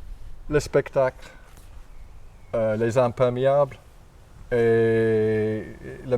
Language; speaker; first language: French; non-native, fluent; English